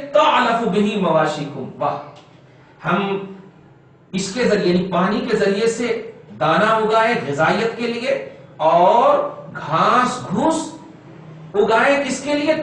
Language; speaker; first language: Urdu; native; Urdu